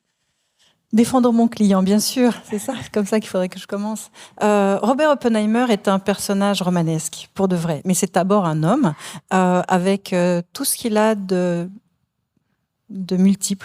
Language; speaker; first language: French; native; French